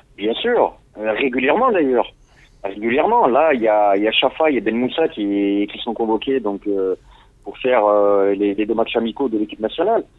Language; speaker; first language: French; non-native, local second language; Arabic